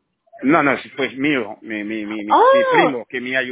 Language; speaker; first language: Spanish; non-native, learner; Haitian Creole